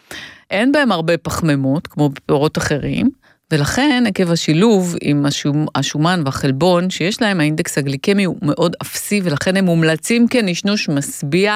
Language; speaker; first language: Hebrew; native; Hebrew